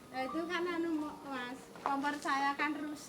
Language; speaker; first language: Indonesian; non-native, local second language; Javanese